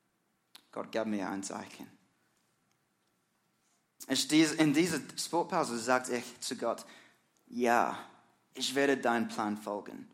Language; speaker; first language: German; non-native, learner; English